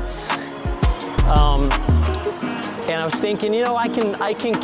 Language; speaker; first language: English; non-native, fluent; Swiss German